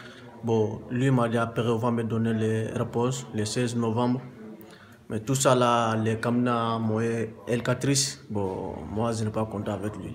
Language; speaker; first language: French; non-native, learner; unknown